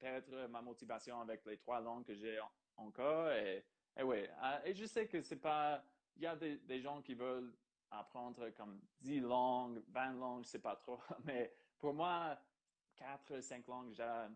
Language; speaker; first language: French; non-native, fluent; English